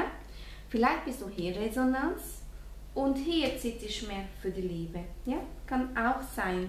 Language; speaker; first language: German; non-native, fluent; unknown